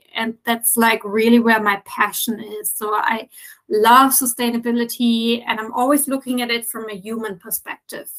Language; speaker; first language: English; non-native, fluent; German